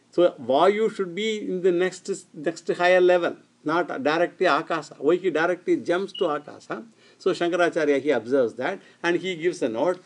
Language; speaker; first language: English; non-native, local second language; Tamil